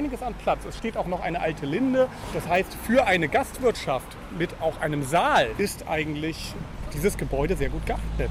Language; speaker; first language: German; native; German